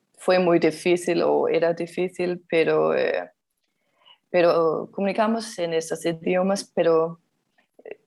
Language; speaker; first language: Spanish; non-native, fluent; Danish